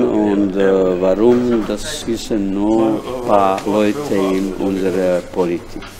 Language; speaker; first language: German; non-native, fluent; Bosnian